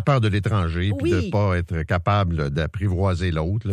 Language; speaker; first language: French; native; French